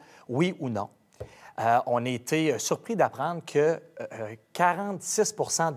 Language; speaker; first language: French; native; French